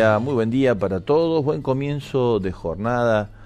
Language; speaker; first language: Spanish; native; Spanish